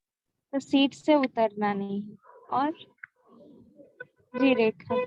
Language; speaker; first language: Hindi; native; Hindi